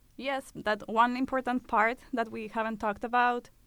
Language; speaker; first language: English; non-native, fluent; Spanish